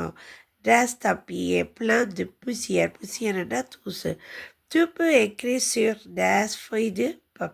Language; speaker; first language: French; non-native, learner; Tamil